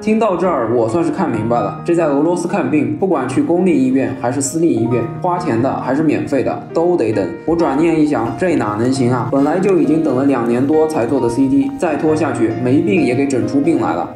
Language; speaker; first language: Chinese; native; Chinese